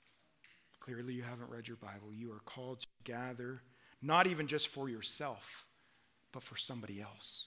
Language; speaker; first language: English; native; English